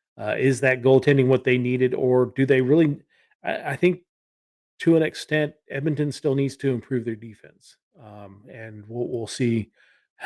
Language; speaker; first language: English; native; English